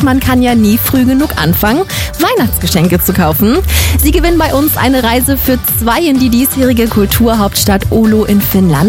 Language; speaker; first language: German; native; German